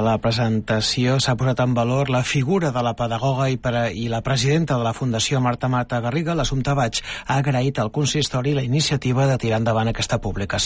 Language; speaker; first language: Catalan; native; Catalan